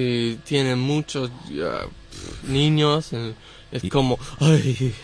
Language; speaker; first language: Spanish; non-native, learner; English